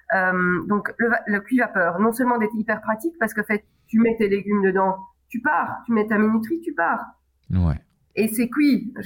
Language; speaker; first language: French; native; French